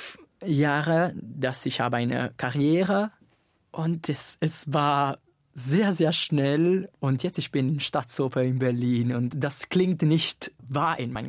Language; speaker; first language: German; non-native, fluent; Italian